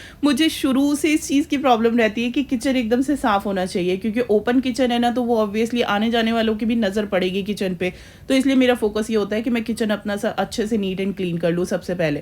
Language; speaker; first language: Hindi; native; Hindi